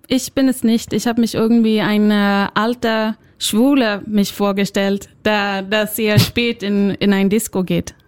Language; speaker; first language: German; non-native, fluent; Swedish